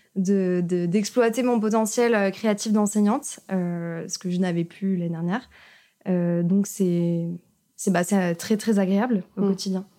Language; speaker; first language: French; native; French